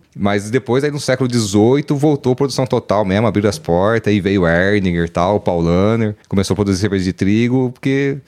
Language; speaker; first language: Portuguese; native; Portuguese